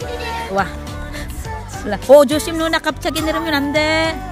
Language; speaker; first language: Korean; non-native, learner; Filipino